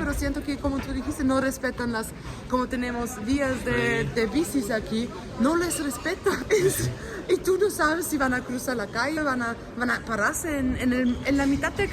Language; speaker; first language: Spanish; non-native, fluent; German